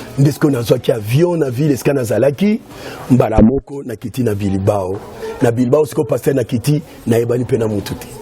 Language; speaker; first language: Lingala; native; Lingala